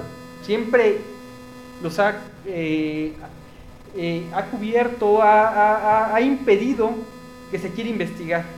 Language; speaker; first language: Spanish; native; Spanish